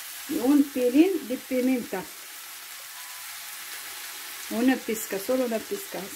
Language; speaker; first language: Spanish; non-native, fluent; Arabic